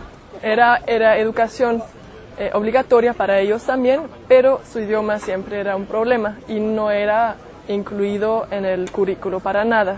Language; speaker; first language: Spanish; non-native, fluent; German